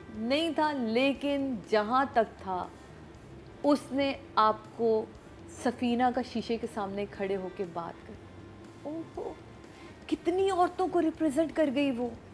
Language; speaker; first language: Urdu; native; Urdu